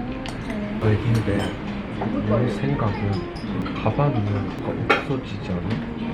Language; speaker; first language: Korean; non-native, learner; Japanese